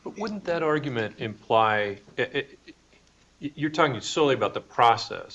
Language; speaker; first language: English; native; English